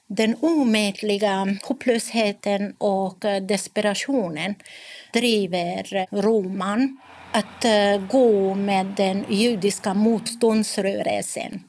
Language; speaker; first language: Swedish; non-native, fluent; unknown